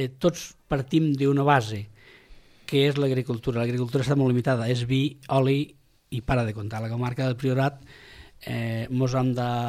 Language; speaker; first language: Catalan; non-native, local second language; Spanish